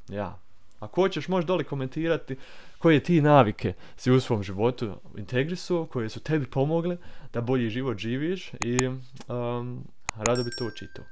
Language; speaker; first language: Croatian; early bilingual, heritage; Croatian